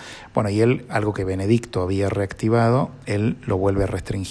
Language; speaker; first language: Spanish; native; Spanish